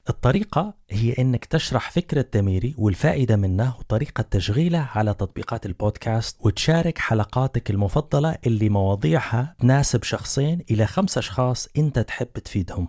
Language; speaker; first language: Arabic; native; Arabic